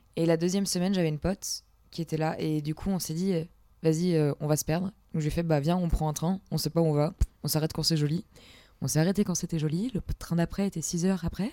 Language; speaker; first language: French; native; French